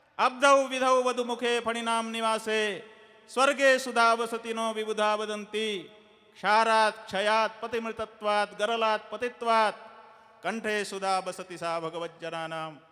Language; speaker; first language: Hindi; native; Hindi